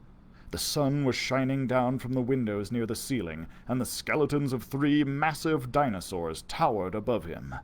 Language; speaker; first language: English; native; English